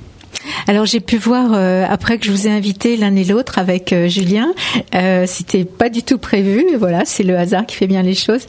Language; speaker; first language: French; native; French